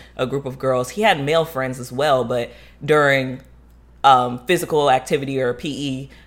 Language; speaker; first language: English; native; English